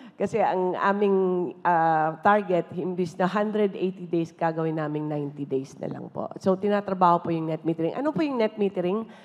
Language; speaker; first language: Filipino; non-native, local second language; Hiligaynon